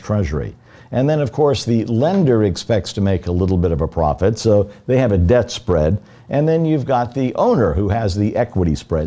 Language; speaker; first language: English; native; English